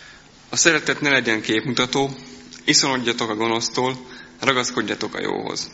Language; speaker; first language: Hungarian; native; Hungarian